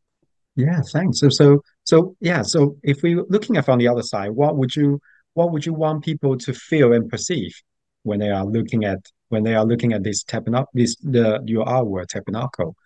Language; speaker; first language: English; non-native, fluent; Chinese